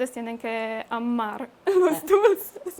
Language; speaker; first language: Spanish; non-native, fluent; Polish